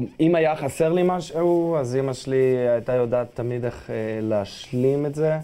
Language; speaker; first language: Hebrew; early bilingual, other home language; Russian